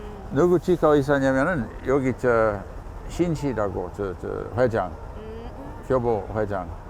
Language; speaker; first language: Korean; non-native, fluent; English